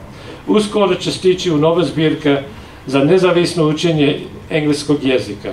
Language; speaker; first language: Serbian; non-native, fluent; English